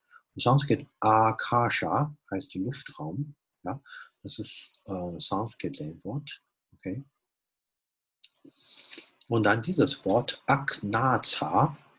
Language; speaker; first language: German; non-native, fluent; Chinese